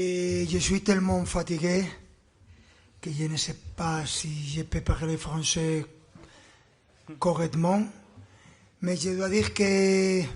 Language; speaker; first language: French; non-native, fluent; Spanish